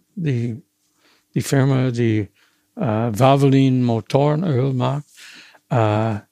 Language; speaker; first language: German; non-native, fluent; English